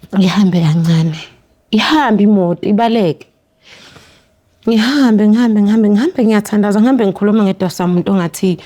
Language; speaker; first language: Zulu; native; Zulu